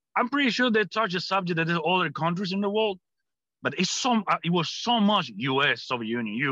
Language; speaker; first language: English; non-native, fluent; Spanish